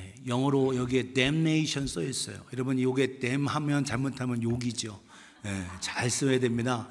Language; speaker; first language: Korean; native; Korean